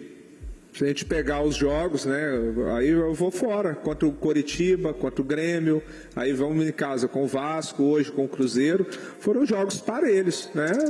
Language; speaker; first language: Portuguese; native; Portuguese